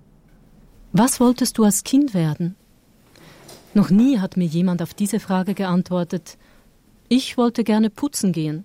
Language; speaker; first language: German; native; German